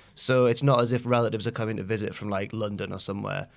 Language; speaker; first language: English; native; English